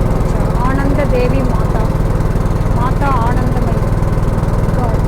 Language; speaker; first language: Hindi; non-native, local second language; Tamil